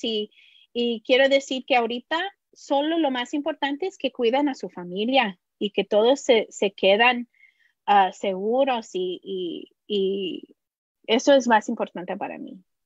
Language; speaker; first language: Spanish; early bilingual, heritage; Spanish